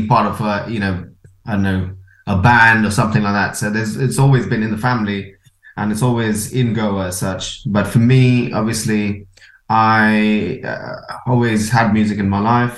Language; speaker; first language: English; non-native, local second language; Konkani